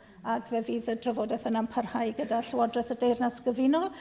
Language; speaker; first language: Welsh; native; Welsh